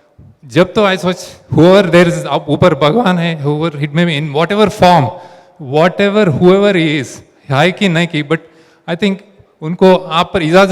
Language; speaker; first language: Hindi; non-native, local second language; Telugu